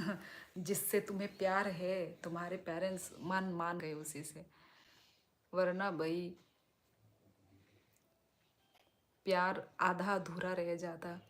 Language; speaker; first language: Hindi; non-native, local second language; Kok Borok